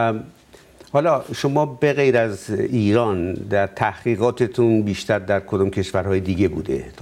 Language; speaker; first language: Persian; native; Persian